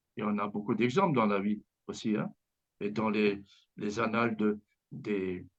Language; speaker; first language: French; native; French